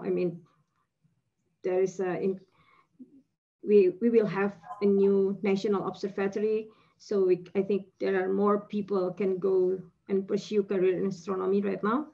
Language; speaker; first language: English; non-native, fluent; Indonesian